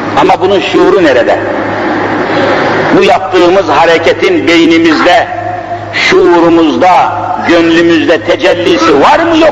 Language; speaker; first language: Turkish; native; Turkish